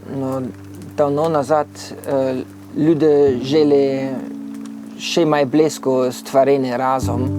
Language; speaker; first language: Ukrainian; non-native, learner; German